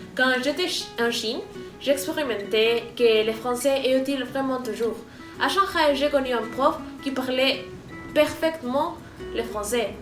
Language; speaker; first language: French; non-native, fluent; Spanish